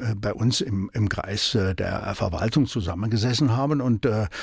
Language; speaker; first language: German; native; German